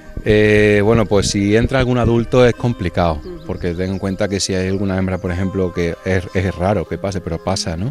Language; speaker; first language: Spanish; native; Spanish